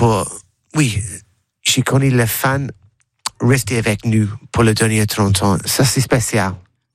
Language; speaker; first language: French; non-native, learner; English